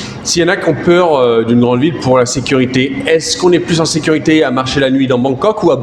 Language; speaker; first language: French; native; French